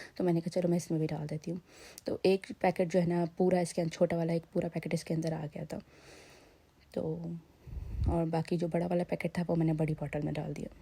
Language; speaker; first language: Urdu; native; Urdu